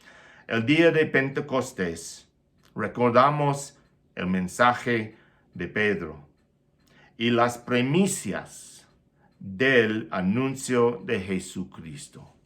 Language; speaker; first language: Spanish; non-native, fluent; English